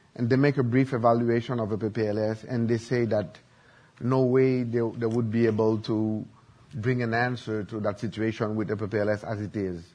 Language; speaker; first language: English; non-native, learner; Haitian Creole